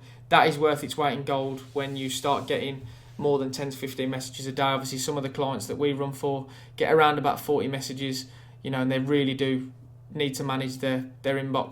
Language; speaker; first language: English; native; English